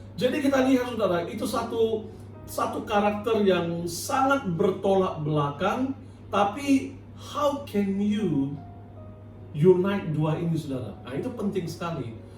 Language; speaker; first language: Indonesian; non-native, fluent; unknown